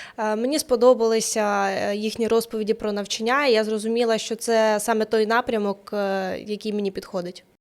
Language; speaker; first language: Ukrainian; native; Ukrainian